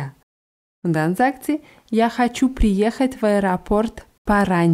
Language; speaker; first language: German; non-native, fluent; Russian